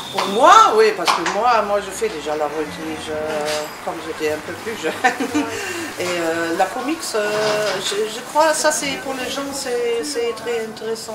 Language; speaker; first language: French; non-native, learner; German